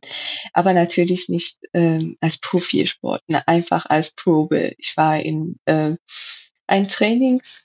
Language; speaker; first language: German; non-native, learner; Persian